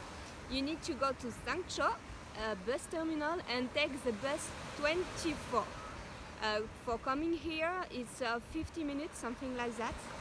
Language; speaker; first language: English; non-native, learner; French